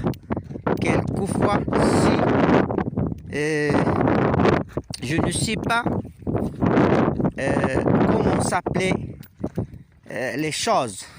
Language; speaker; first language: French; non-native, learner; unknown